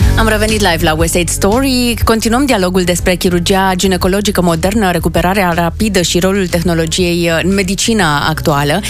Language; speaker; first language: Romanian; native; Romanian